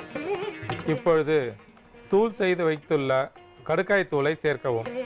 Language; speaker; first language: Tamil; native; Tamil